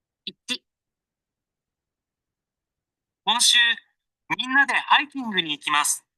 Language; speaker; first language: Japanese; non-native, learner; Sinhala